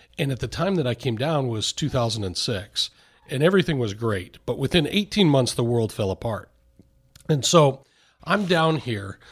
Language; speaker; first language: English; native; English